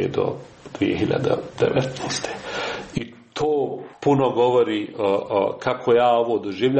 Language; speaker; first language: Serbian; native; Serbian